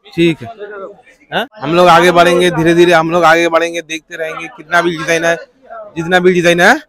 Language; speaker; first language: Hindi; non-native, local second language; Bangla